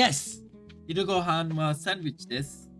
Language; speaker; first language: Japanese; non-native, learner; English